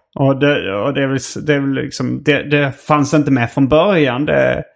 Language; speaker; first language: Swedish; native; Swedish